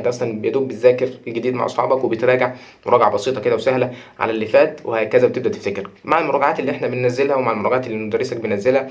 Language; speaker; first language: Arabic; native; Arabic